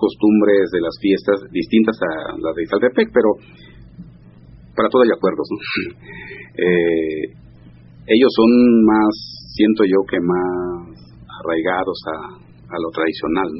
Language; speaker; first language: Spanish; non-native, local second language; Zapotec